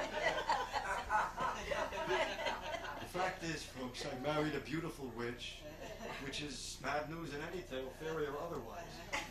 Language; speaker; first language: English; native; English